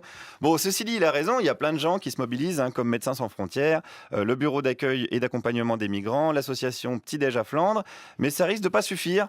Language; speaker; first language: French; native; French